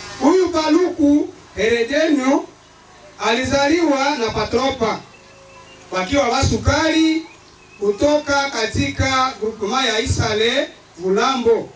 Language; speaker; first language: Swahili; non-native, local second language; Nande